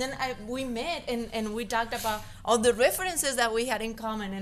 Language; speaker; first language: English; non-native, fluent; Spanish